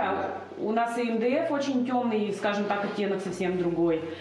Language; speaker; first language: Russian; native; Russian